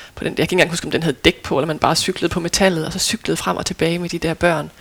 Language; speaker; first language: Danish; native; Danish